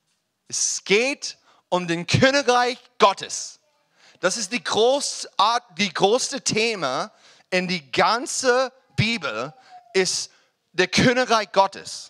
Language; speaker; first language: German; non-native, learner; English